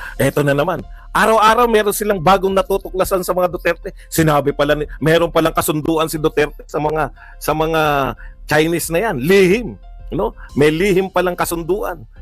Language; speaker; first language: Filipino; native; Filipino